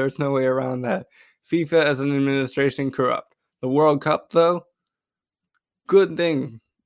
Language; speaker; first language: English; native; English